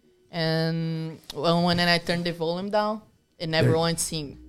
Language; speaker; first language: English; non-native, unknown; Portuguese